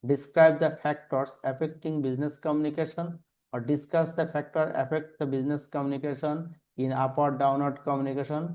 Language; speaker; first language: English; non-native, local second language; Bangla